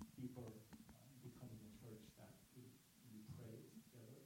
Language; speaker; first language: English; non-native, fluent; Korean